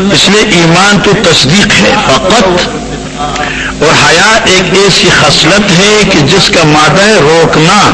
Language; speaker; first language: Urdu; non-native, local second language; Northern Hindko